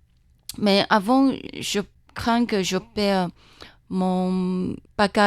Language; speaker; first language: French; non-native, fluent; Chinese